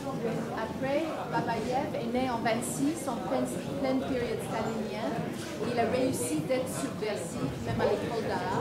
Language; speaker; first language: French; non-native, fluent; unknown